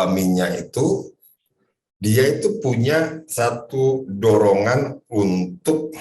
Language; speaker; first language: Indonesian; native; Indonesian